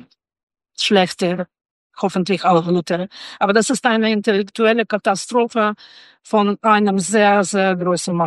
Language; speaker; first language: German; non-native, fluent; Russian